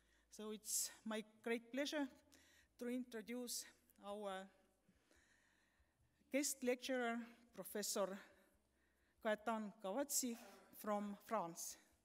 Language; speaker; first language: English; non-native, fluent; Estonian